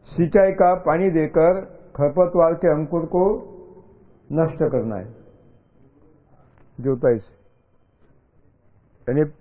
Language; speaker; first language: Hindi; non-native, local second language; Marathi